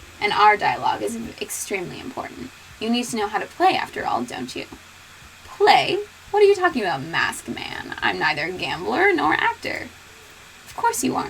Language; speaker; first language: English; native; English